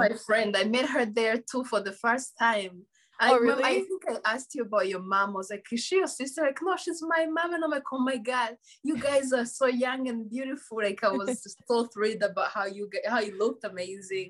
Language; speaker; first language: English; non-native, local second language; Kinyarwanda